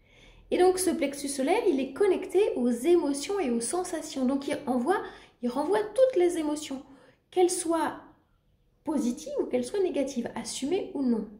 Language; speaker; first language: French; native; French